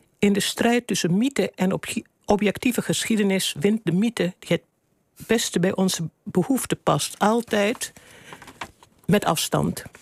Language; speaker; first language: Dutch; native; Dutch